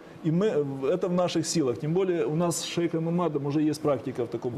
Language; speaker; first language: Russian; native; Russian